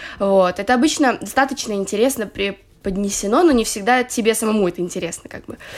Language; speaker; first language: Russian; native; Russian